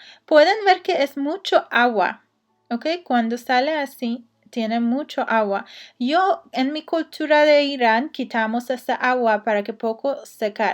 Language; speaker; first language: Spanish; non-native, learner; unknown